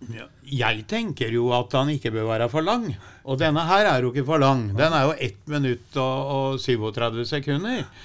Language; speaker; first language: Norwegian; native; Norwegian